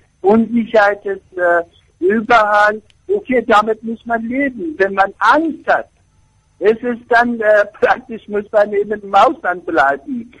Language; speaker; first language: German; non-native, fluent; Persian